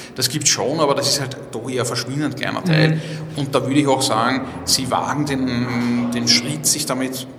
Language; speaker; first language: German; native; German